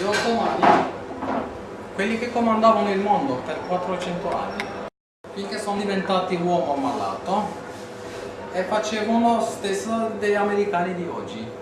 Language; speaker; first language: Italian; non-native, fluent; Turkish